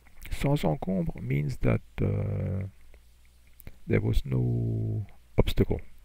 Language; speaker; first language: English; non-native, fluent; French